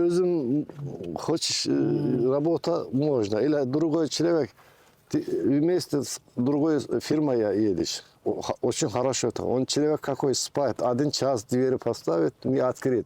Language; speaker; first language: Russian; non-native, learner; Turkish